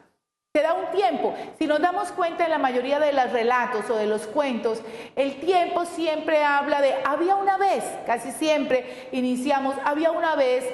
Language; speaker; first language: Spanish; native; Spanish